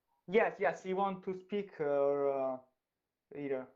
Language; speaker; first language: English; non-native, learner; Italian